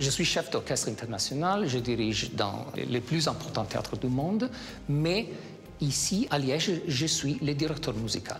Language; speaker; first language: French; non-native, fluent; Italian